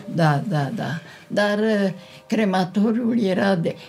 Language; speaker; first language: Romanian; non-native, local second language; Hungarian